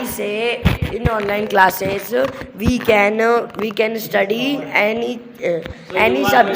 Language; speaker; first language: English; non-native, learner; Hindi